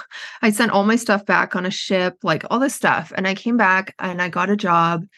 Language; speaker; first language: English; native; English